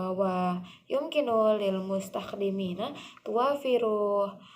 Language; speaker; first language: Arabic; non-native, learner; Indonesian